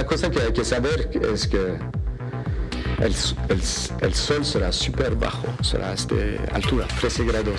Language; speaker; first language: Spanish; non-native, fluent; French